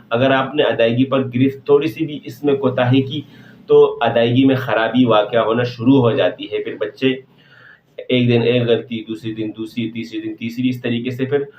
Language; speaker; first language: Urdu; non-native, local second language; Pashto